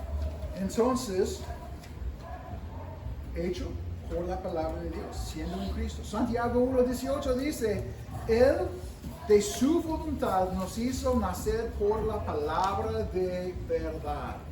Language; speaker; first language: Spanish; non-native, fluent; English